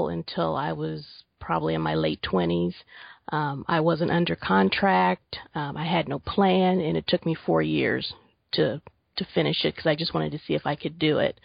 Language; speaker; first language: English; native; English